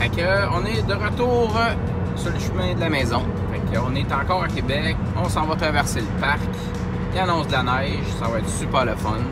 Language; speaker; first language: French; native; French